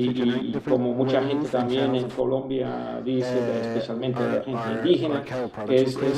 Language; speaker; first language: Spanish; non-native, fluent; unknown